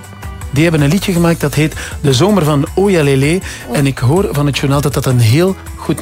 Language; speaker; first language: Dutch; native; Dutch